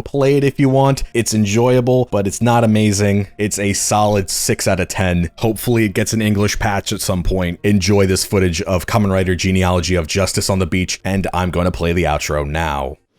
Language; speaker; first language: English; native; English